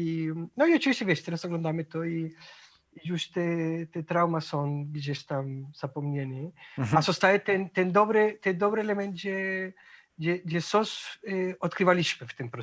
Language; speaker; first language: Polish; non-native, fluent; Spanish